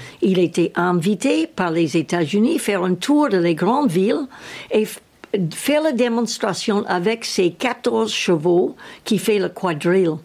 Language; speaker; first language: French; non-native, learner; English